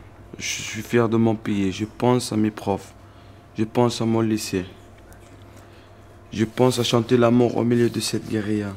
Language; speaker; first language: French; non-native, learner; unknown